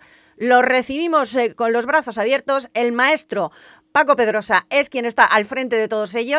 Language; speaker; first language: Spanish; native; Spanish